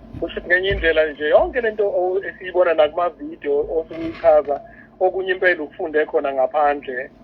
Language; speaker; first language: Zulu; native; Zulu